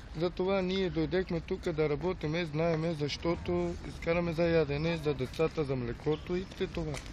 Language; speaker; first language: Bulgarian; non-native, local second language; Romany